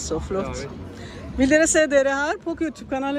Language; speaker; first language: Norwegian; non-native, learner; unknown